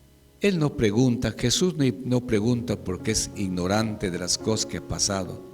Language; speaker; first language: Spanish; native; Spanish